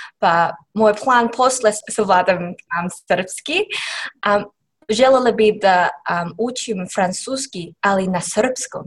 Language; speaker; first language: Serbian; non-native, learner; English